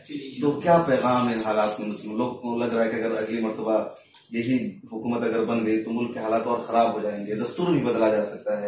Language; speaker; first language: Hindi; native; Hindi